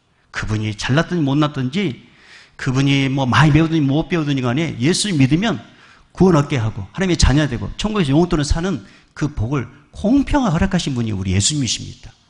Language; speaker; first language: Korean; native; Korean